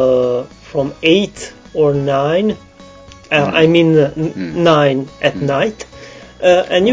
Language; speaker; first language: English; non-native, learner; Romanian